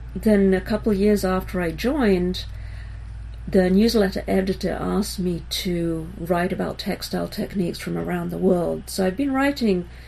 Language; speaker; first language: English; early bilingual, other home language; Hebrew